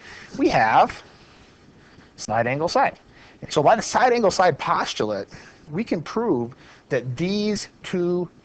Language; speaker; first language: English; native; English